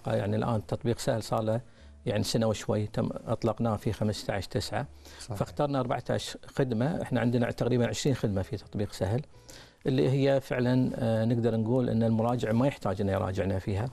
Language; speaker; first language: Arabic; native; Arabic